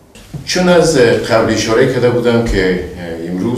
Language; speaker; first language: Persian; native; Persian